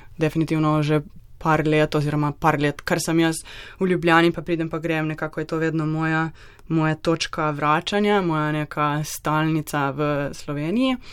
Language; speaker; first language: Slovenian; native; Slovenian